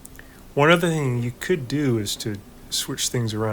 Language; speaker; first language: English; native; English